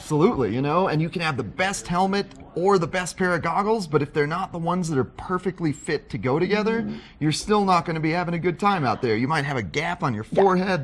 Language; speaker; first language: English; native; English